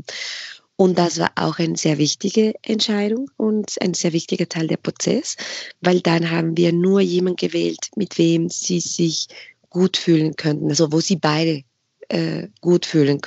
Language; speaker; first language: German; non-native, fluent; Spanish